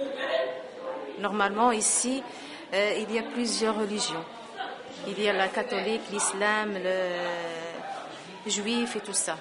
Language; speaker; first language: French; non-native, local second language; Arabic